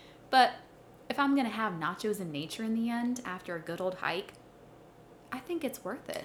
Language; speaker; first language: English; native; English